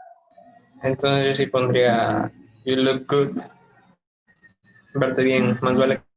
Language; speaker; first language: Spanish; native; Spanish